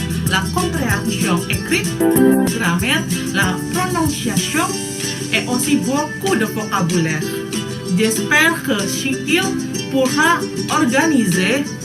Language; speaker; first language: French; non-native, fluent; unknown